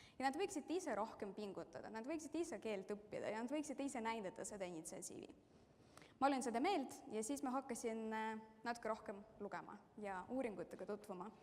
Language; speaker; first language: Estonian; non-native, local second language; Russian